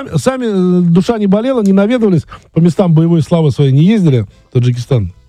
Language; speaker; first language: Russian; native; Russian